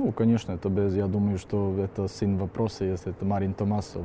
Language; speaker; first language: Russian; non-native, learner; Serbian